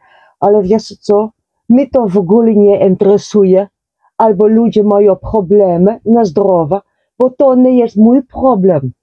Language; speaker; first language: Polish; non-native, learner; Dutch